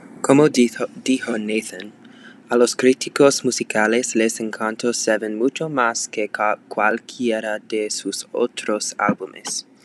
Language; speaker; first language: Spanish; non-native, learner; English